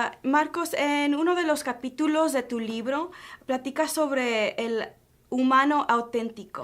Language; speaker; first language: Spanish; early bilingual, heritage; Spanish